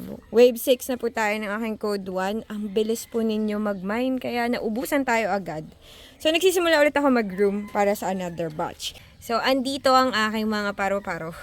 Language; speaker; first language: Filipino; native; Filipino